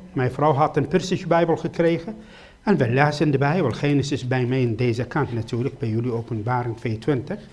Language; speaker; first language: Dutch; non-native, fluent; Arabic